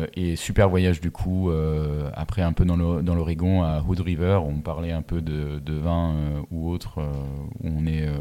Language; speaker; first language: French; native; French